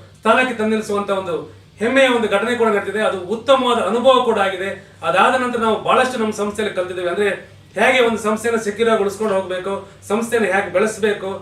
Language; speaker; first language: Kannada; native; Kannada